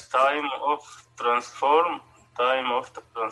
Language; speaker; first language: English; non-native, learner; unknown